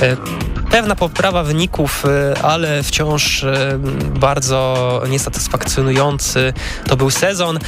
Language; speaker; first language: Polish; native; Polish